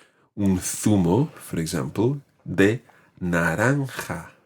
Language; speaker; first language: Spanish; non-native, fluent; English